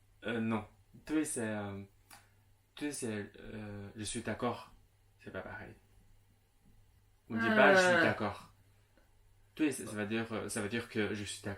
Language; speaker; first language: French; non-native, local second language; Chinese